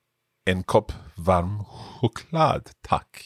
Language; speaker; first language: Swedish; non-native, learner; English